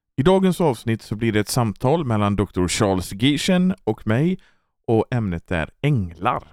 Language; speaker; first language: Swedish; native; Swedish